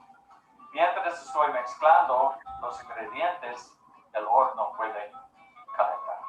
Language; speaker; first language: Spanish; non-native, learner; English